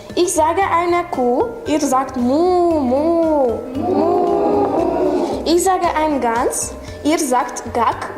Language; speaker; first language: German; non-native, learner; Lithuanian